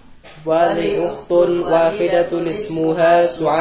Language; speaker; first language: Arabic; non-native, learner; Indonesian